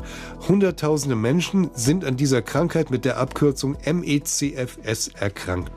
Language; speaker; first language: German; native; German